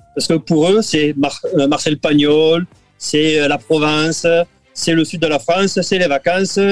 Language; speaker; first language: French; native; French